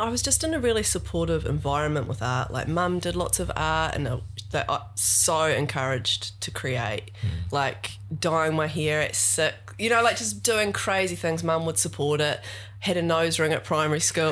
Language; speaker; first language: English; native; English